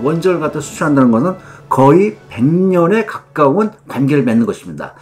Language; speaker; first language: Korean; native; Korean